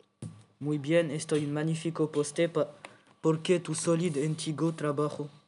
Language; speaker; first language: Spanish; non-native, learner; French